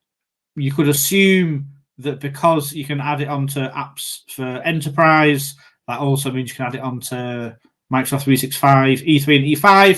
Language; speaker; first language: English; native; English